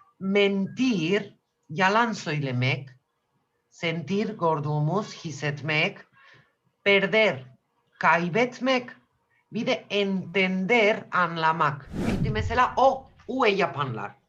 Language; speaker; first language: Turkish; non-native, fluent; Spanish